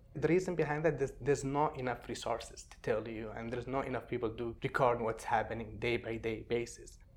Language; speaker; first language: English; non-native, fluent; Arabic